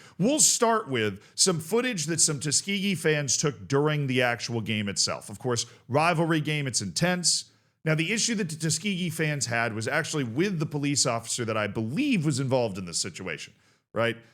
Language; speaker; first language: English; native; English